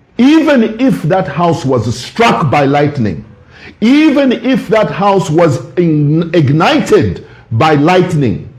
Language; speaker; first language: English; non-native, local second language; Bemba